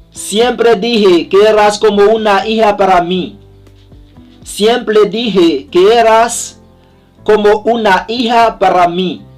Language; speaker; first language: Spanish; non-native, learner; Haitian Creole